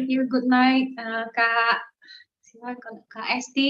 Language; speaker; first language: English; non-native, learner; Indonesian